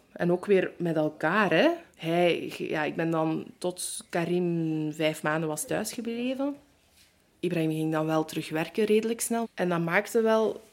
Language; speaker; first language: Dutch; native; Dutch